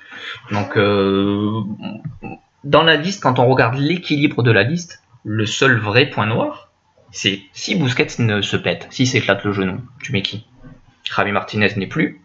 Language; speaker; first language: French; native; French